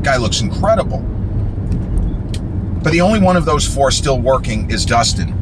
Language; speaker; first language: English; native; English